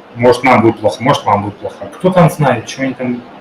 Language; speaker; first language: Russian; native; Russian